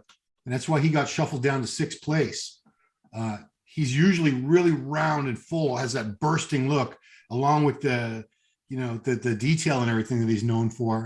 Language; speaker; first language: English; native; English